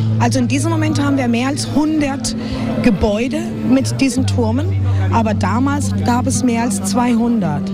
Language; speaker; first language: German; non-native, fluent; Spanish